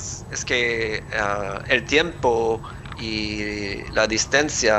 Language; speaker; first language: Spanish; non-native, learner; English